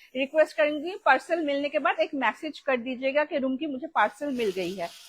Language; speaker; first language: Hindi; non-native, local second language; Bangla